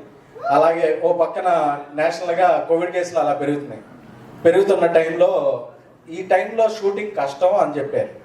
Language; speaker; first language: Telugu; native; Telugu